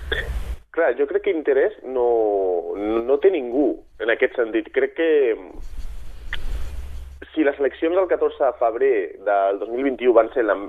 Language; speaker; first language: Catalan; native; Catalan